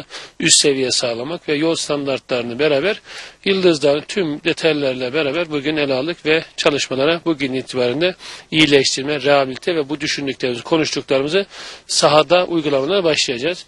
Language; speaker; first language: Turkish; native; Turkish